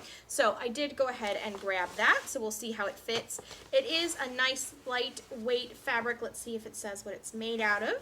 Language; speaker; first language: English; native; English